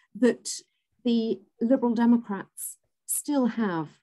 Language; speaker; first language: English; native; English